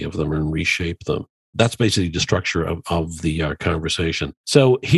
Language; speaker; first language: English; native; English